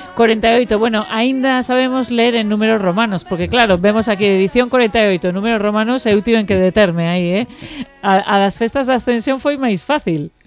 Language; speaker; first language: Galician; native; Galician